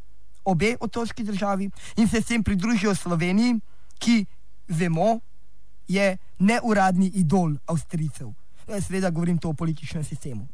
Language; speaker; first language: Slovenian; native; Slovenian